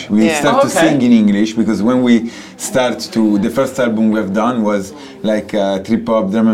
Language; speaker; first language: English; non-native, learner; Italian